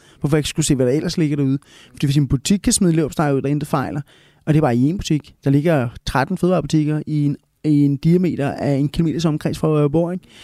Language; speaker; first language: Danish; early bilingual, other home language; Spanish